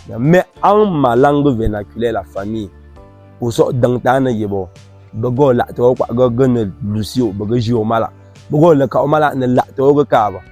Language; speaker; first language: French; non-native, local second language; Ghomala